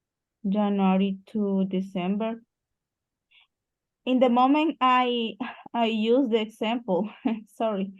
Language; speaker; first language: English; non-native, learner; Spanish